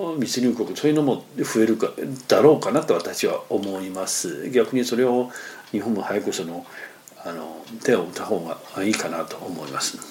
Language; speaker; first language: Japanese; non-native, fluent; Chinese